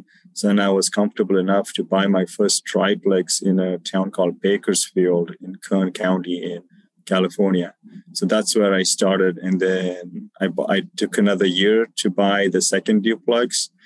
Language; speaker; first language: English; non-native, local second language; Tamil